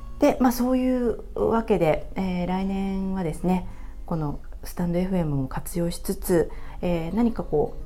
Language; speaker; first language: Japanese; native; Japanese